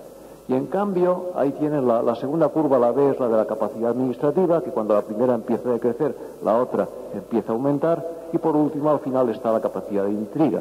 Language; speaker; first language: Spanish; native; Spanish